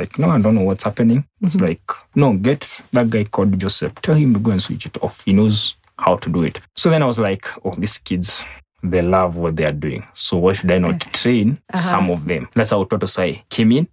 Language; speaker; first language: English; non-native, local second language; Kikuyu